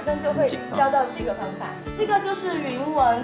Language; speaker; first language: Chinese; native; Chinese